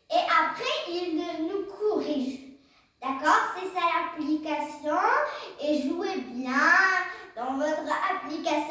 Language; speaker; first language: French; non-native, learner; Arabic